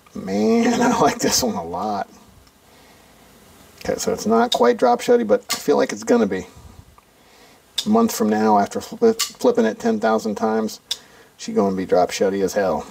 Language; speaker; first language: English; native; English